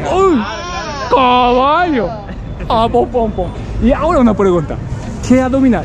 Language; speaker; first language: Spanish; non-native, learner; Japanese